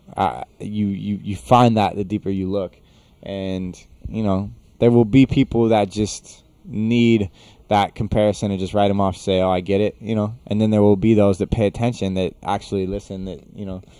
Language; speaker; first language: English; native; English